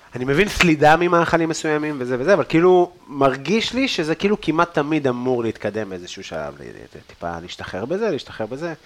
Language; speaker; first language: Hebrew; native; Hebrew